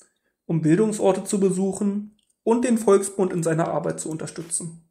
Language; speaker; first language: German; native; German